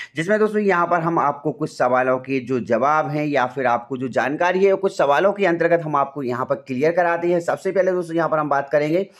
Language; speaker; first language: Hindi; native; Hindi